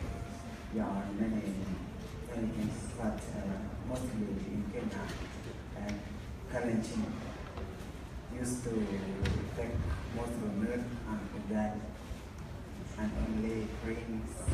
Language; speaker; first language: English; non-native, learner; Kalenjin